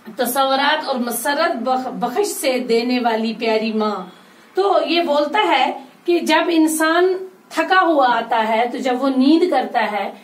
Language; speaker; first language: Urdu; non-native, local second language; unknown